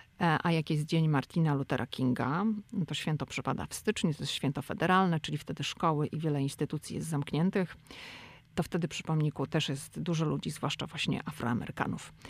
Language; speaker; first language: Polish; native; Polish